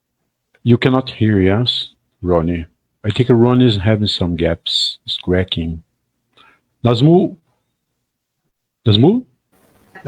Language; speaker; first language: English; non-native, fluent; Portuguese